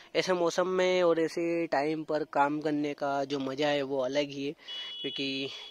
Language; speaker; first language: Hindi; native; Hindi